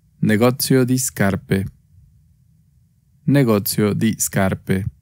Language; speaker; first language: Italian; non-native, fluent; Spanish